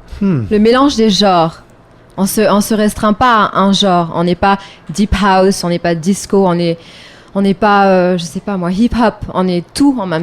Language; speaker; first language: French; native; French